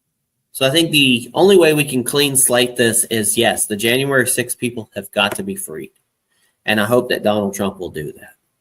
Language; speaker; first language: English; native; English